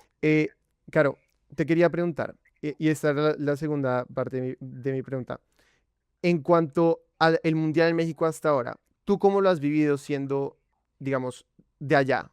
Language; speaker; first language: Spanish; native; Spanish